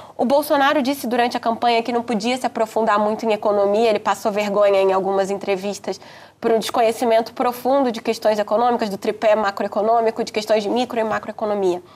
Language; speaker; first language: Portuguese; native; Portuguese